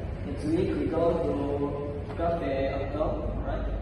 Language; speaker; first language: English; non-native, learner; Indonesian